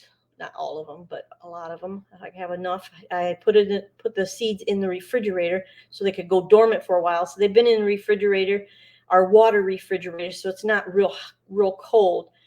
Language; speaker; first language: English; native; English